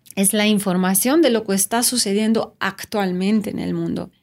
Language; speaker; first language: Spanish; non-native, fluent; Romanian